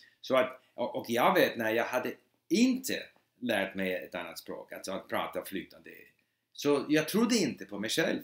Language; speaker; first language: Swedish; non-native, fluent; English